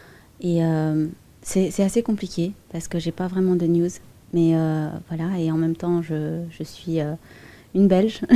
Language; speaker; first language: French; early bilingual, other home language; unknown